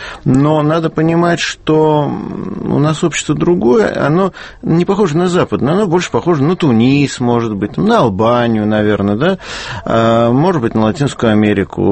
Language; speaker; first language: Russian; native; Russian